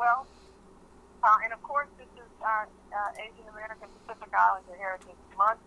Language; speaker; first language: English; early bilingual, other home language; Korean